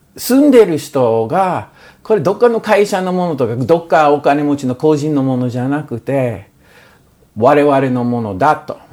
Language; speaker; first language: Japanese; non-native, fluent; English